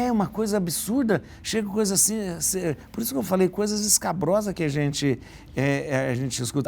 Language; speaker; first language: Portuguese; native; Portuguese